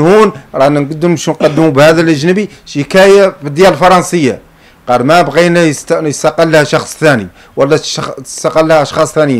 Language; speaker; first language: Arabic; native; Arabic